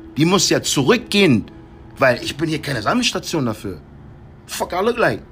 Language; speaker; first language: German; early bilingual, heritage; English